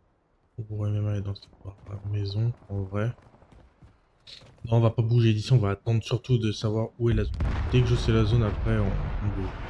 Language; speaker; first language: French; native; French